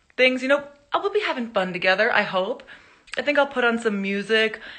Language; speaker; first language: English; early bilingual, other home language; Spanish